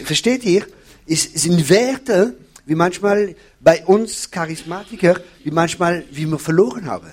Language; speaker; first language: German; non-native, fluent; French